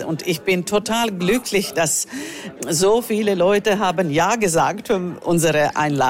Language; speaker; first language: German; non-native, fluent; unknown